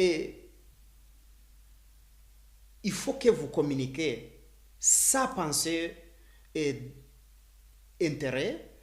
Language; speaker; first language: French; non-native, learner; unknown